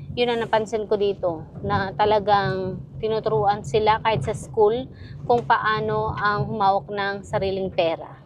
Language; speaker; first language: Filipino; native; Filipino